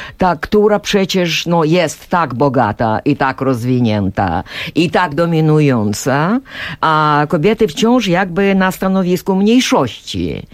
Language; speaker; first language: Polish; non-native, fluent; Ukrainian